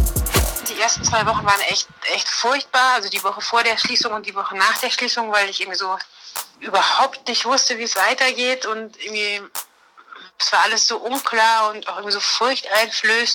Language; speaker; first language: German; native; German